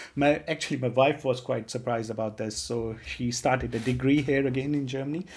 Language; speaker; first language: English; non-native, local second language; Punjabi